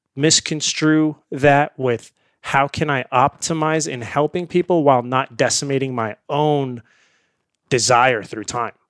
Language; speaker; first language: English; early bilingual, other home language; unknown